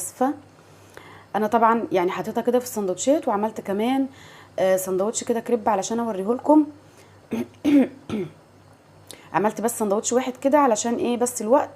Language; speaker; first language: Arabic; native; Arabic